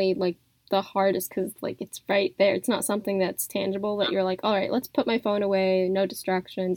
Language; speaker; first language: English; native; English